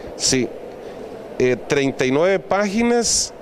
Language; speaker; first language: Spanish; native; Spanish